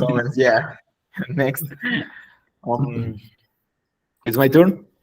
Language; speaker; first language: English; non-native, learner; Spanish